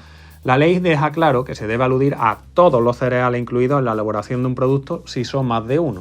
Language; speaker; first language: Spanish; native; Spanish